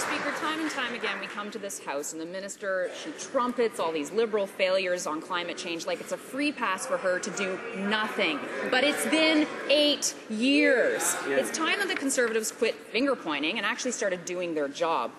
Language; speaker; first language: English; native; English